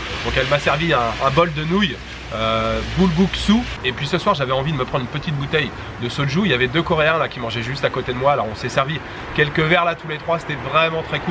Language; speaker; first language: French; native; French